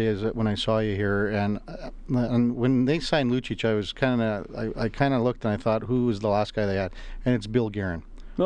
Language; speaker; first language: English; native; English